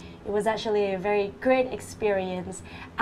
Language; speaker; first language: English; non-native, fluent; Vietnamese